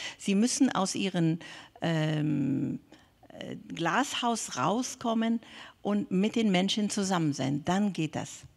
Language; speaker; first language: German; non-native, fluent; Persian